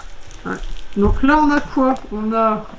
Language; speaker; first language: French; native; French